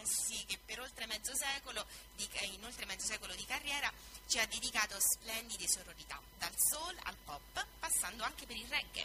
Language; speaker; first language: Italian; native; Italian